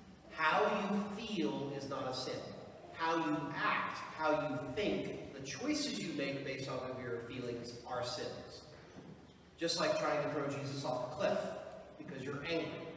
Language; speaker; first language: English; native; English